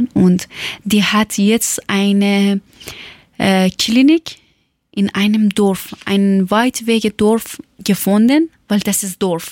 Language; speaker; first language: German; non-native, learner; Persian